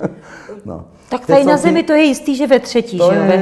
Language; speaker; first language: Czech; native; Czech